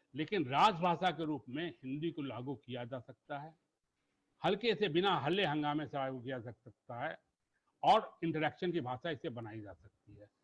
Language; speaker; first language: Hindi; native; Hindi